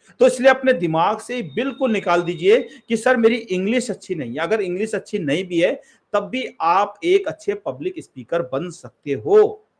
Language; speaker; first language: Hindi; native; Hindi